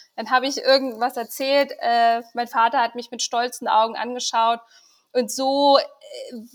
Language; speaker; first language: German; early bilingual, other home language; Persian